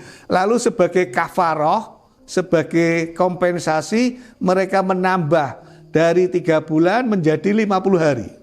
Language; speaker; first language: Indonesian; native; Indonesian